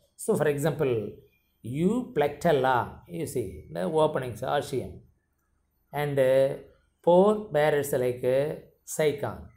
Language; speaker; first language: English; non-native, local second language; Tamil